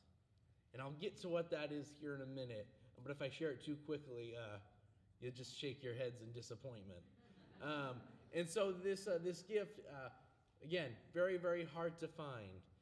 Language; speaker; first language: English; native; English